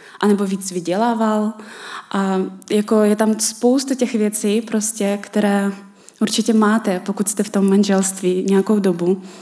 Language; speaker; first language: Czech; non-native, fluent; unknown